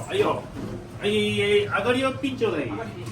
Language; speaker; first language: Japanese; native; Japanese